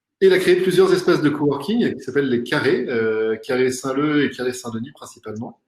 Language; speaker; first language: French; native; French